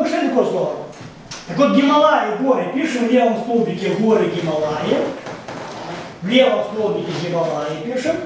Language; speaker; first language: Russian; native; Russian